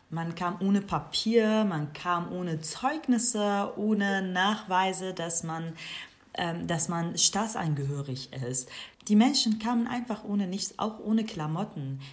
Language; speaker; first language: German; non-native, fluent; Kurdish